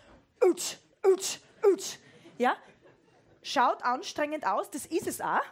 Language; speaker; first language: German; native; German